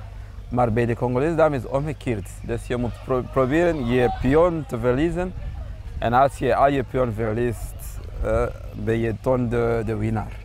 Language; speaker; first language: Dutch; non-native, fluent; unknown